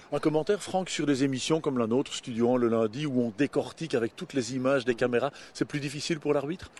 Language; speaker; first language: French; native; French